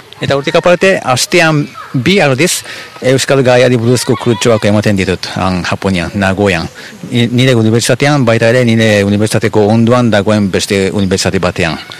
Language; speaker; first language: Basque; non-native, fluent; Japanese